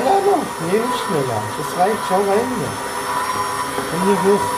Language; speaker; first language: German; native; German